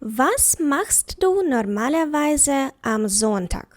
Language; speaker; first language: German; non-native, fluent; Ukrainian